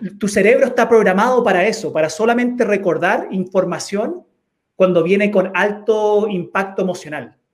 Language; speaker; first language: Spanish; early bilingual, heritage; Spanish